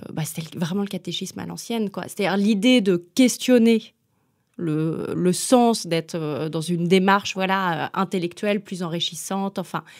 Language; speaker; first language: French; native; French